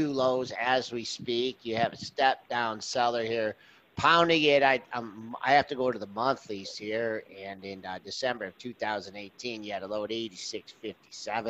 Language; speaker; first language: English; native; English